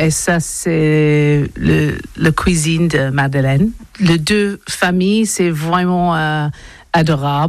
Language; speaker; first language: French; non-native, learner; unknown